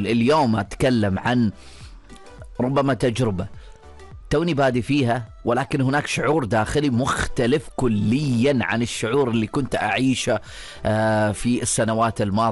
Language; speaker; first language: Arabic; native; Arabic